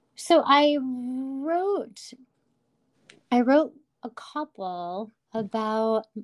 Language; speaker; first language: English; native; English